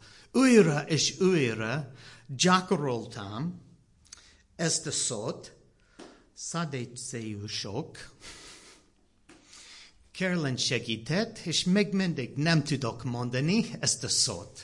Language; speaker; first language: Hungarian; non-native, learner; English